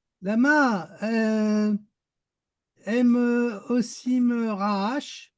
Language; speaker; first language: Hebrew; non-native, learner; French